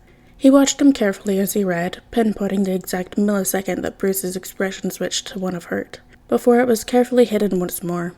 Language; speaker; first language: English; native; English